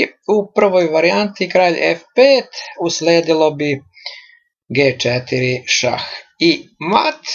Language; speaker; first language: Serbian; native; Serbian